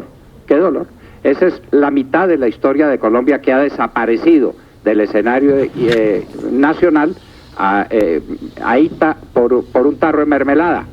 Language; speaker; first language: Spanish; native; Spanish